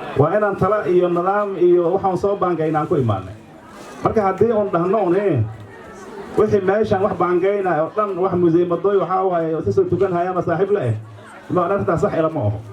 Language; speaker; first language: Somali; native; Somali